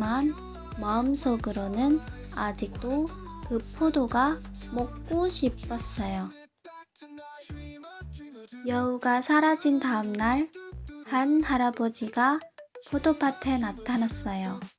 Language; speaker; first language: Korean; non-native, learner; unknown